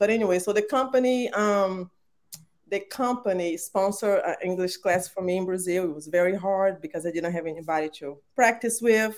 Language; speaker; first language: English; non-native, fluent; Portuguese